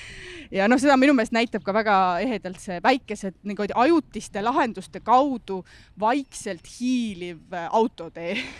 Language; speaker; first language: Estonian; native; Estonian